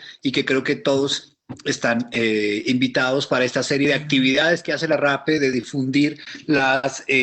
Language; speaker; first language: Spanish; native; Spanish